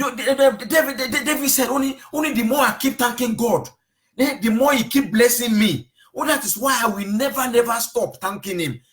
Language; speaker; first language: English; non-native, local second language; Yoruba